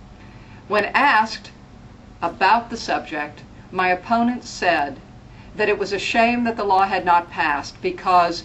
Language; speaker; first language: English; native; English